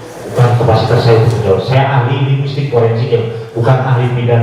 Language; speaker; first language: Indonesian; native; Indonesian